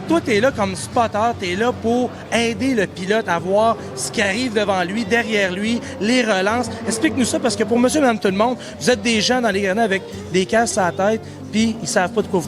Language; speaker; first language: French; native; French